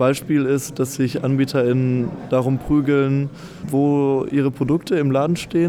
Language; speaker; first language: German; native; German